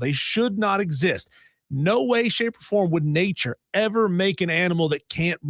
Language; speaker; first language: English; native; English